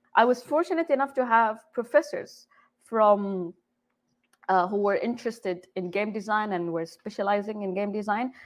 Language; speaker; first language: English; non-native, fluent; Arabic